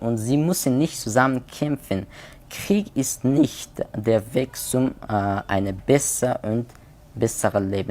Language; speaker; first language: German; non-native, learner; Persian